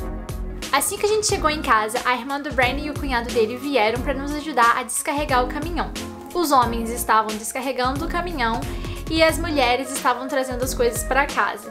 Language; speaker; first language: Portuguese; native; Portuguese